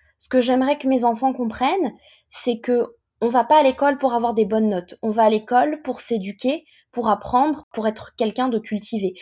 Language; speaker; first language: French; native; French